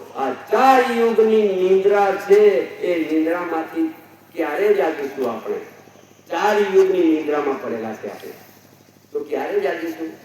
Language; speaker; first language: Gujarati; non-native, local second language; Bhili